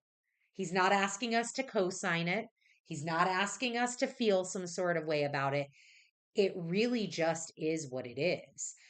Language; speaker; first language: English; native; English